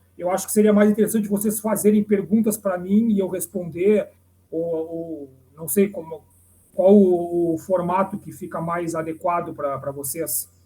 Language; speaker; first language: Portuguese; native; Portuguese